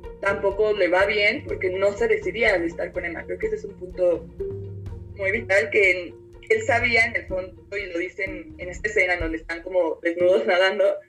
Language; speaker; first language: Spanish; native; Spanish